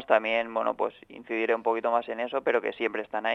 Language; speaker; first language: Spanish; native; Spanish